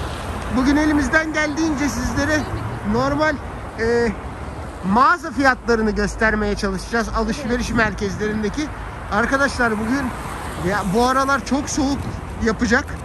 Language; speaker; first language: Turkish; native; Turkish